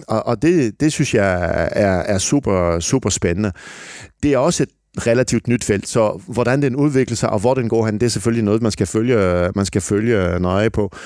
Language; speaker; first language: Danish; non-native, fluent; French